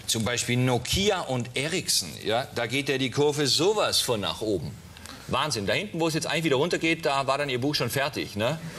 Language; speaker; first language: German; native; German